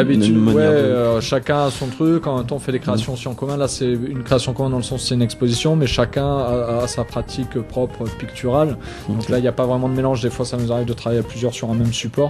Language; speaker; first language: French; native; French